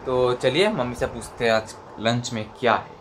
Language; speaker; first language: Hindi; non-native, local second language; Bangla